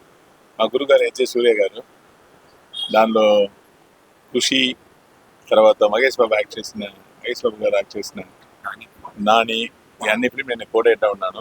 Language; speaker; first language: Telugu; non-native, learner; Tamil